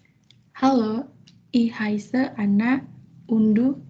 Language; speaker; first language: German; non-native, learner; Indonesian